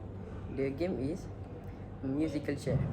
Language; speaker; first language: English; non-native, learner; Malay